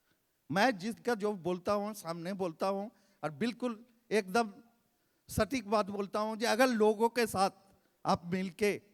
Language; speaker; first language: Hindi; native; Hindi